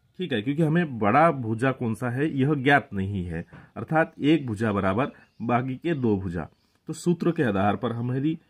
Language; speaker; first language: Hindi; non-native, local second language; Marathi